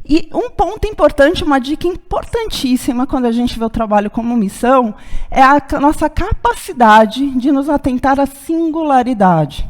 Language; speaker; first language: Portuguese; native; Portuguese